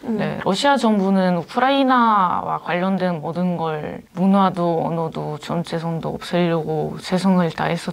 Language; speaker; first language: Korean; non-native, fluent; Ukrainian